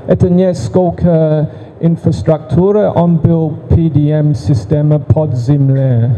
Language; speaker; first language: Russian; non-native, learner; English